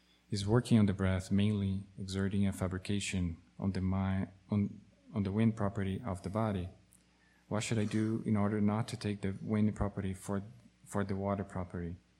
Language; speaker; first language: English; non-native, fluent; Portuguese